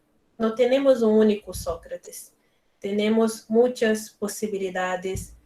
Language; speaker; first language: Spanish; non-native, learner; Portuguese